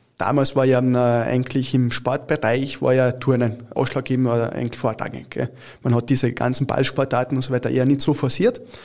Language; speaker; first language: German; early bilingual, other home language; Italian